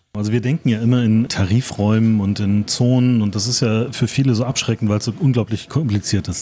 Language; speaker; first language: German; native; German